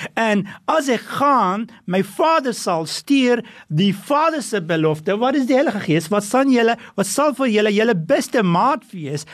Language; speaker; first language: Afrikaans; non-native, fluent; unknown